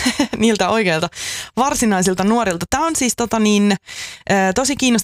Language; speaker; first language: Finnish; native; Finnish